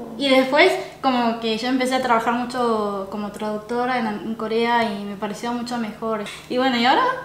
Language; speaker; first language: Spanish; early bilingual, other home language; Korean